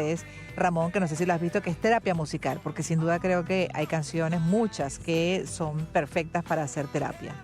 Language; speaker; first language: Spanish; native; Spanish